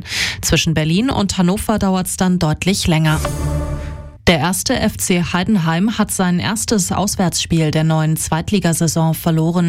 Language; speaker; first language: German; native; German